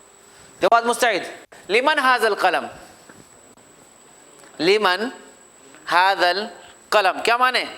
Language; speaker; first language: Arabic; non-native, fluent; Urdu